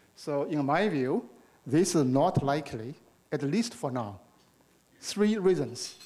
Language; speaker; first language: English; non-native, fluent; Chinese